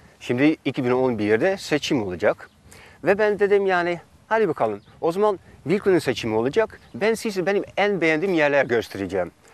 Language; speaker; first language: Turkish; non-native, fluent; Dutch